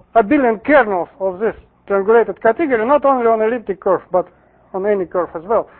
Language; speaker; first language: English; non-native, fluent; Russian